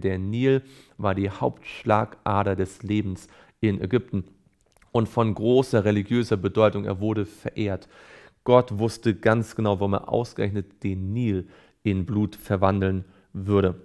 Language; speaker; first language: German; native; German